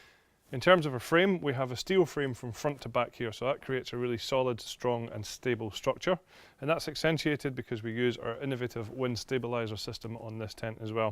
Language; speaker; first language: English; native; English